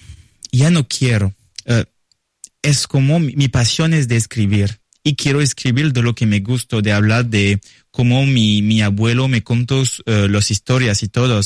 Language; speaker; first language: Spanish; non-native, learner; French